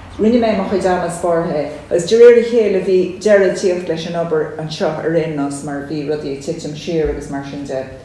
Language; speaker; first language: Irish; native; Irish